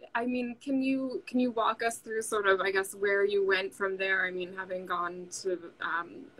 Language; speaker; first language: English; native; English